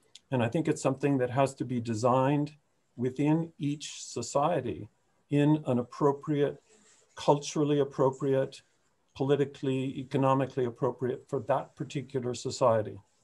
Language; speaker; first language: English; native; English